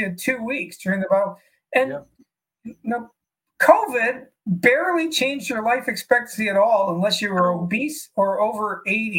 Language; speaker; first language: English; native; English